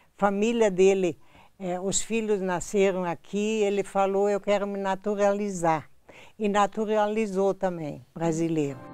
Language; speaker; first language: Portuguese; non-native, local second language; German